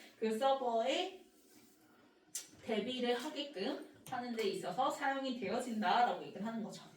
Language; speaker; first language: Korean; native; Korean